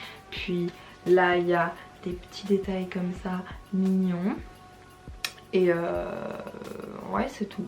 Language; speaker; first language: French; native; French